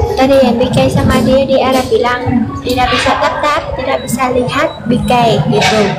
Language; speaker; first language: Malay; non-native, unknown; Vietnamese